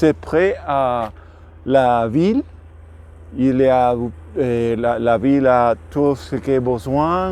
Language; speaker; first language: French; non-native, learner; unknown